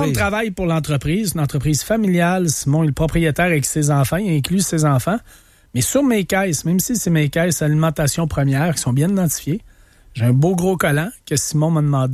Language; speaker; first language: French; native; French